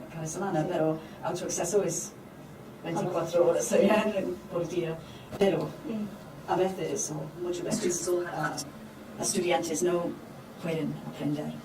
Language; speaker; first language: Spanish; non-native, learner; Japanese